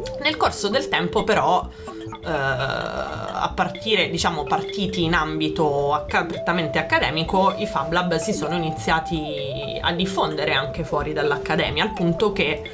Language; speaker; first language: Italian; native; Italian